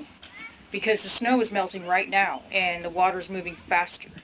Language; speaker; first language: English; native; English